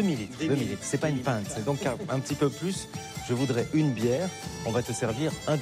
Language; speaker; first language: French; native; French